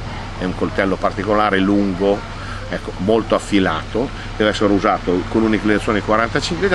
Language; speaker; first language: Italian; native; Italian